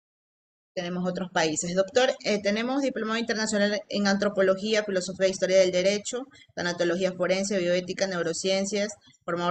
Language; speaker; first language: Spanish; native; Spanish